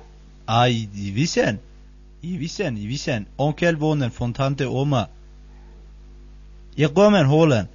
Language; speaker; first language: German; non-native, learner; Turkish